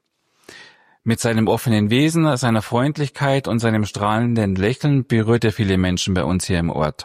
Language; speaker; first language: German; native; German